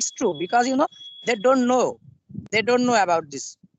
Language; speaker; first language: English; non-native, learner; Bangla